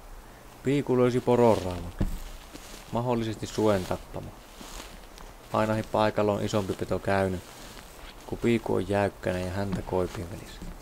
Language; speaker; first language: Finnish; native; Finnish